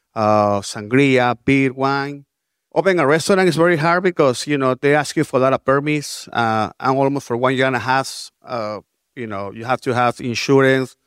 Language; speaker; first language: English; non-native, learner; Spanish